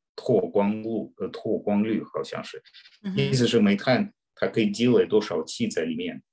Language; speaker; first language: Chinese; non-native, fluent; Russian